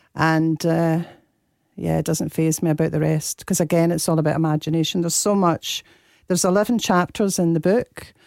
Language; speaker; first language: English; native; English